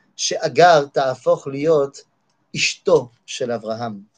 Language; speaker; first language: Hebrew; non-native, fluent; French